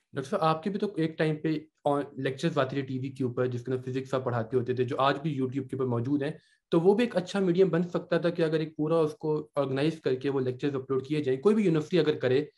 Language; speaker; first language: Urdu; native; Urdu